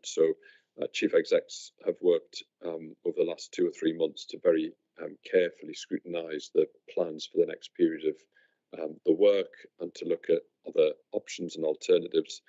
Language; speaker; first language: English; native; English